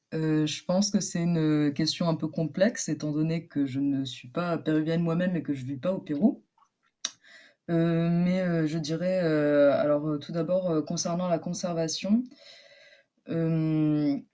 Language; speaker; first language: French; native; French